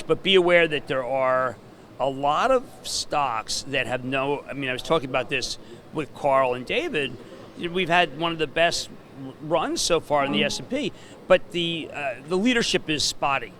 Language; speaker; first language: English; native; English